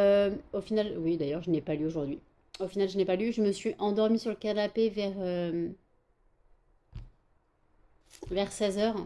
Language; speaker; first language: French; native; French